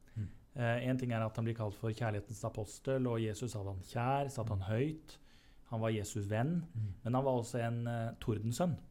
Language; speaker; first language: Norwegian; native; Norwegian